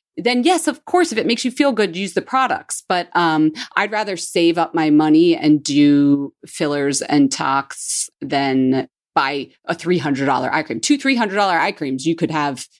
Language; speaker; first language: English; native; English